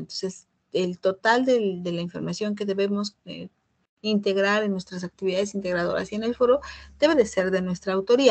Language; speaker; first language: Spanish; native; Spanish